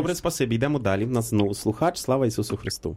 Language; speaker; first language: Ukrainian; native; Ukrainian